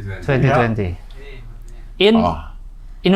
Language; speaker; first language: English; non-native, fluent; Indonesian